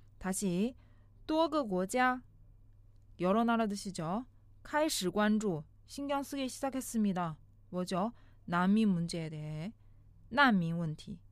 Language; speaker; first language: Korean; non-native, fluent; Chinese